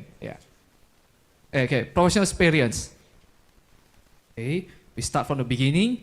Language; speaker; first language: English; non-native, fluent; Indonesian